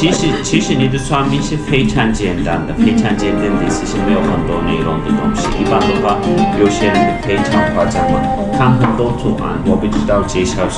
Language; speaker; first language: Chinese; non-native, fluent; Turkish